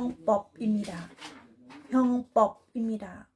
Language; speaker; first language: Korean; non-native, learner; Thai